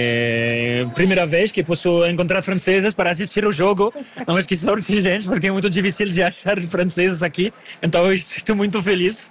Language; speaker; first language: Portuguese; non-native, learner; French